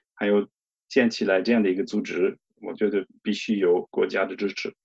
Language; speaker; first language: Chinese; non-native, fluent; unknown